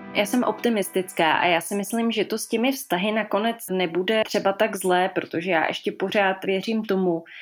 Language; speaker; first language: Czech; native; Czech